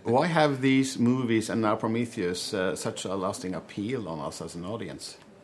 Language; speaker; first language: English; non-native, fluent; Norwegian